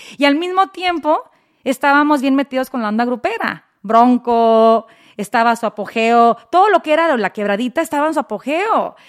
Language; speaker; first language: Spanish; early bilingual, heritage; Spanish